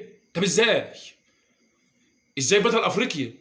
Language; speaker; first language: Arabic; native; Arabic